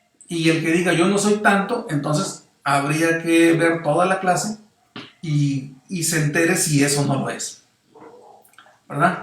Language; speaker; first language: Spanish; native; Spanish